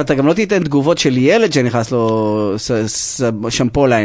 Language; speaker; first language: Hebrew; native; Hebrew